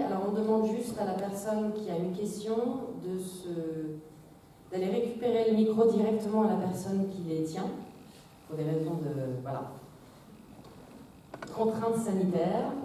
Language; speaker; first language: French; native; French